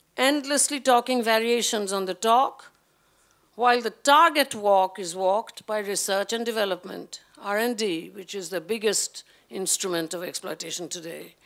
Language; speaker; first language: English; non-native, local second language; Bangla